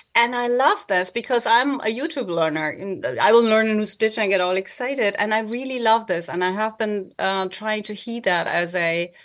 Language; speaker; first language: English; non-native, fluent; German